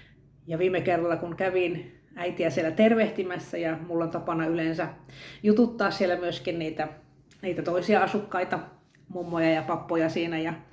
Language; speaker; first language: Finnish; native; Finnish